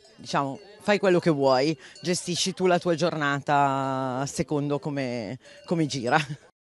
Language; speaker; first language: Italian; native; Italian